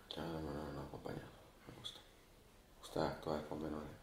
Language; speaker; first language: Spanish; early bilingual, other home language; Arabic